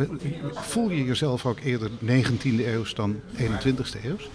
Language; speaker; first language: Dutch; native; Dutch